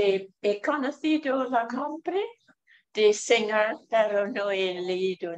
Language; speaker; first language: Spanish; non-native, fluent; English